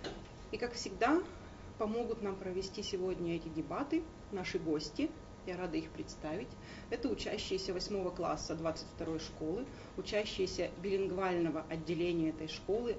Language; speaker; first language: Russian; native; Russian